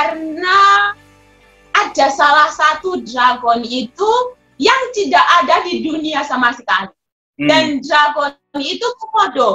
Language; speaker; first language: Indonesian; non-native, fluent; Shona